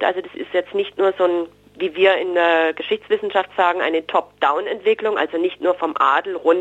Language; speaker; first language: German; native; German